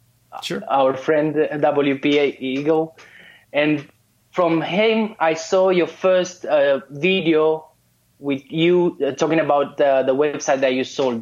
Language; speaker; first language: English; non-native, fluent; Romanian